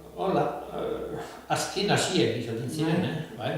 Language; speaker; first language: Basque; native; Basque